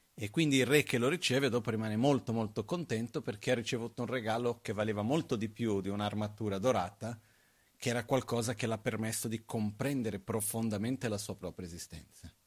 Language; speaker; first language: Italian; non-native, fluent; Portuguese